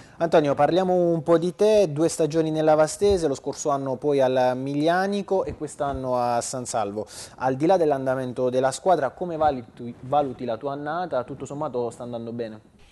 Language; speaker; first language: Italian; native; Italian